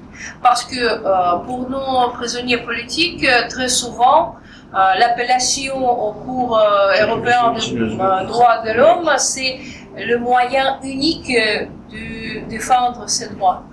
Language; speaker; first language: French; non-native, fluent; Russian